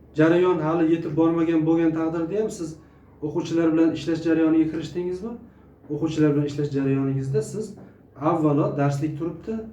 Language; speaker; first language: Uzbek; native; Uzbek